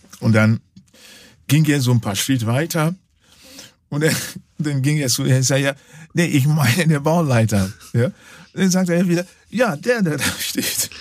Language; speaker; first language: German; non-native, fluent; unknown